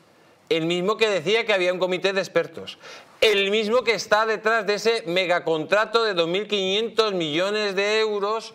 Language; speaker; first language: Spanish; native; Spanish